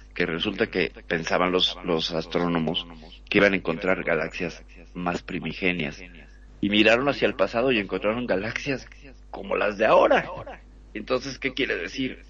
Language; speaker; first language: Spanish; native; Spanish